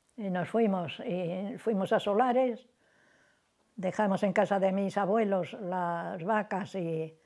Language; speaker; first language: Spanish; native; Spanish